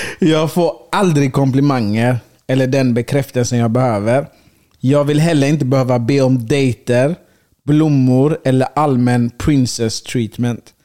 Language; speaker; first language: Swedish; early bilingual, other home language; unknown